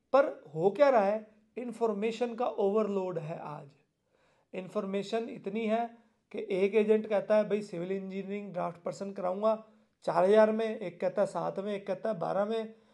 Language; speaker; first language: Hindi; non-native, local second language; Punjabi